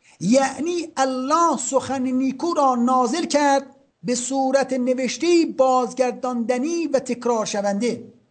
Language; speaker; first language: Persian; native; Persian